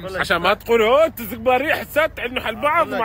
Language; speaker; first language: Arabic; native; Arabic